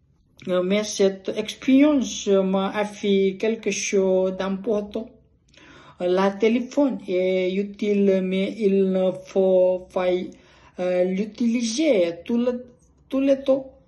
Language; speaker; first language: French; non-native, learner; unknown